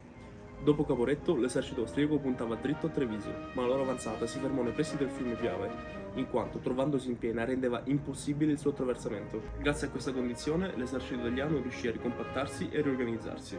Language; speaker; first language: Italian; native; Italian